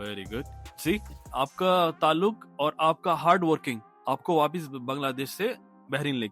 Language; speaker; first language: Hindi; native; Hindi